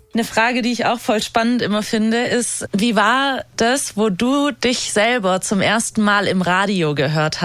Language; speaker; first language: German; native; German